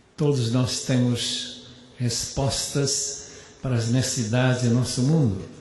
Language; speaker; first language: Portuguese; non-native, fluent; English